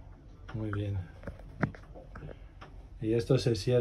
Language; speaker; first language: Spanish; non-native, fluent; English